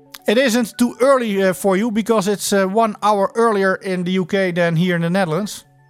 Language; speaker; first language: English; non-native, fluent; Dutch